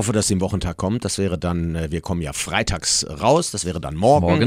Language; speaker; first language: German; native; German